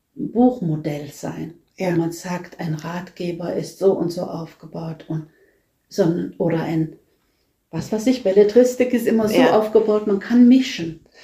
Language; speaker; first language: German; non-native, fluent; Norwegian